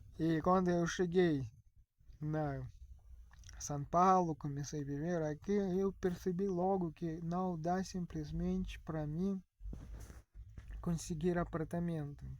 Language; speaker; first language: Portuguese; non-native, learner; Russian